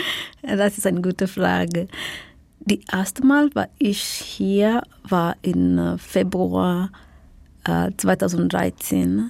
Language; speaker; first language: German; non-native, learner; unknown